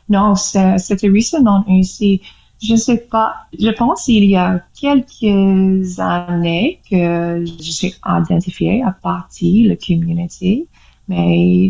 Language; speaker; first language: French; non-native, learner; English